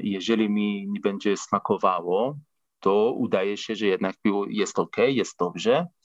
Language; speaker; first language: Polish; non-native, fluent; Persian